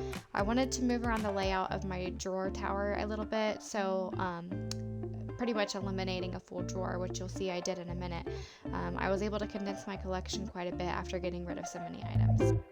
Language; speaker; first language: English; native; English